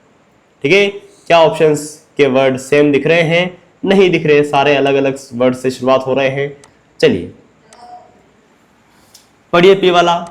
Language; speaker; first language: Hindi; native; Hindi